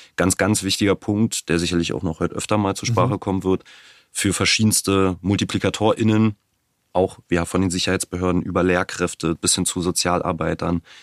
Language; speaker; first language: German; native; German